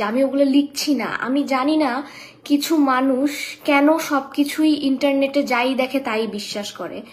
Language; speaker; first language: Bangla; non-native, local second language; Kok Borok